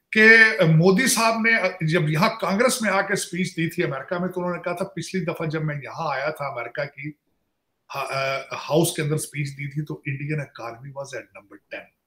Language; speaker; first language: Urdu; native; Urdu